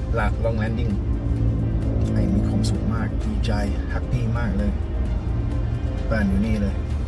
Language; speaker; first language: Thai; non-native, learner; English